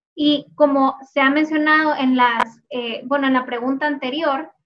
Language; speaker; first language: Spanish; native; Spanish